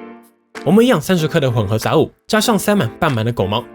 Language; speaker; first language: Chinese; native; Chinese